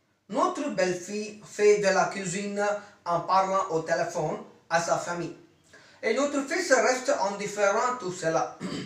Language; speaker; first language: French; non-native, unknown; Tamil